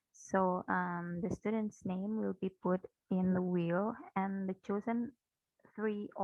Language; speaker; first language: English; non-native, fluent; Indonesian